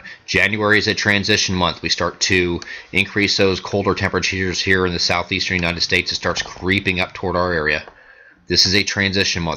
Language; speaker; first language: English; native; English